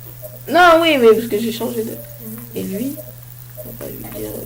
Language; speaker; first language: French; native; French